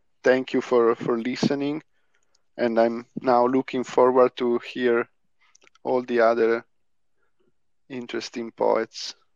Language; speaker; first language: English; non-native, fluent; Italian